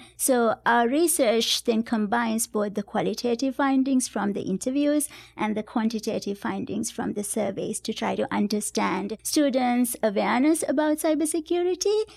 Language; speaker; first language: English; non-native, local second language; Sinhala